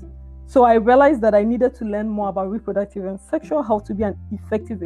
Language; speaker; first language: English; non-native, local second language; Akan